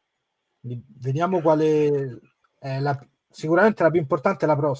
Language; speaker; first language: Italian; native; Italian